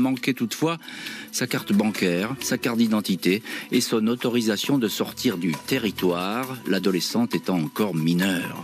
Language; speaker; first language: French; native; French